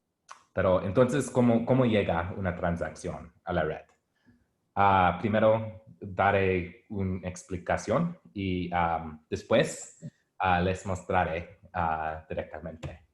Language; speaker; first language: Spanish; non-native, learner; English